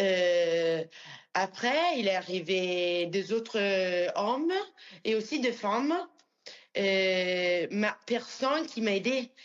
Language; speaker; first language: French; non-native, learner; Italian